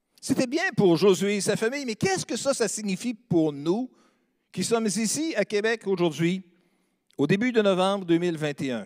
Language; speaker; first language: French; native; French